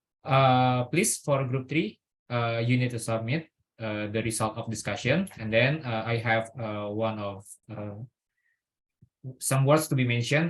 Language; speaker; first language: English; non-native, learner; Indonesian